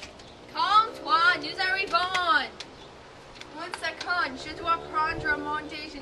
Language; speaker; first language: French; non-native, learner; English